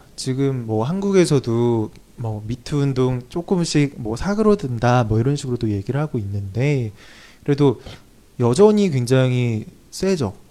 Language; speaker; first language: Korean; native; Korean